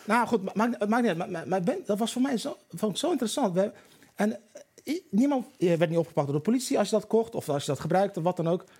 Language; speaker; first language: Dutch; early bilingual, other home language; Turkish